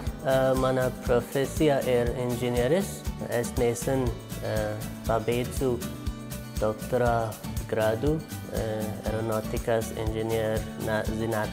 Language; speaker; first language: Latvian; non-native, learner; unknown